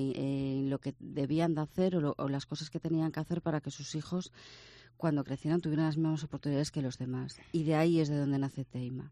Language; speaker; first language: Spanish; native; Spanish